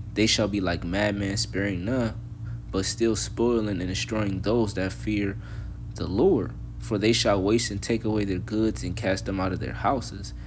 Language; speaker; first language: English; native; English